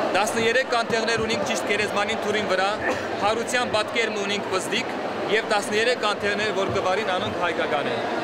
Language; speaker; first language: Armenian; early bilingual, heritage; Armenian